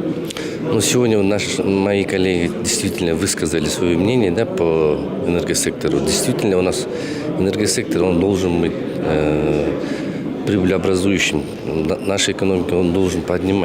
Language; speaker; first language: Russian; non-native, local second language; Kyrgyz